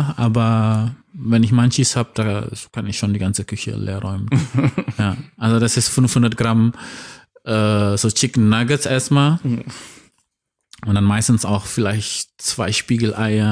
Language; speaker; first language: German; non-native, fluent; Indonesian